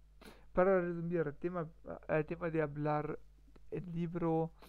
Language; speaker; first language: Spanish; non-native, learner; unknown